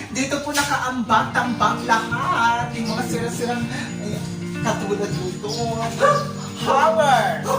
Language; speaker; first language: Filipino; non-native, local second language; Waray